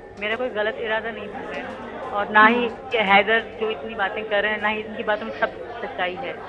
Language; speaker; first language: Urdu; non-native, local second language; Sindhi